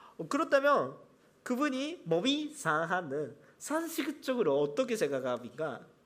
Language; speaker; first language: Korean; non-native, fluent; Japanese